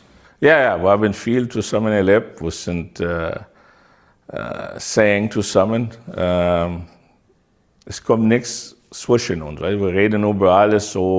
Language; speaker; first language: German; non-native, fluent; English